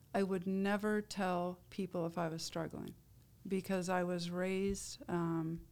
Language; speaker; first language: English; native; English